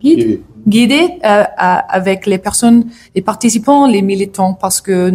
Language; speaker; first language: French; non-native, learner; English